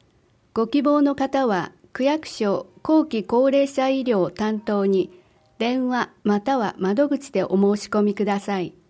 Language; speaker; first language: Japanese; native; Japanese